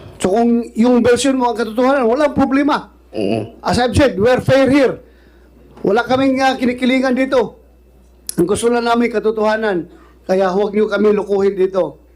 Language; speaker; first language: Filipino; non-native, local second language; Cebuano